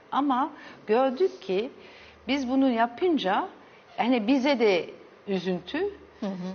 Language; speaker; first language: Turkish; early bilingual, heritage; Turkish